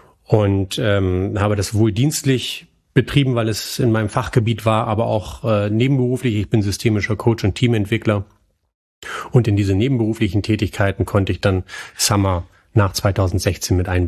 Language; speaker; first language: German; native; German